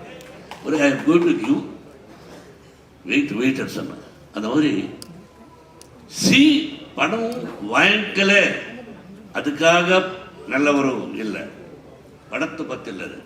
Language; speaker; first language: Tamil; non-native, learner; Telugu